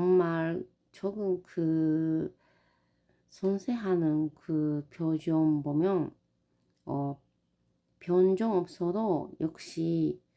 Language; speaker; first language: Korean; non-native, learner; Japanese